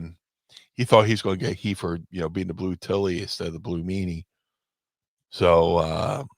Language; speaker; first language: English; native; English